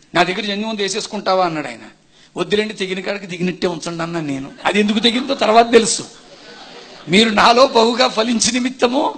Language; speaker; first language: Telugu; non-native, local second language; Tamil